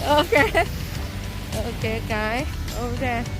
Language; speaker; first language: English; non-native, learner; Thai